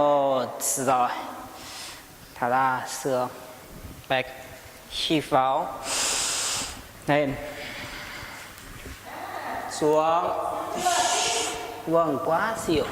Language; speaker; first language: Vietnamese; non-native, learner; Hindi